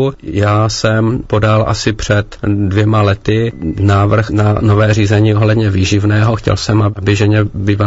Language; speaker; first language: Czech; native; Czech